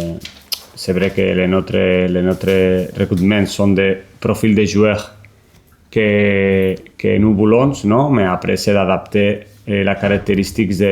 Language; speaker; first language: French; non-native, learner; Spanish